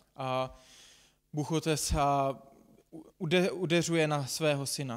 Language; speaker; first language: Czech; non-native, fluent; English